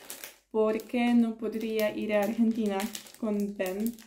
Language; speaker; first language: Spanish; non-native, learner; Polish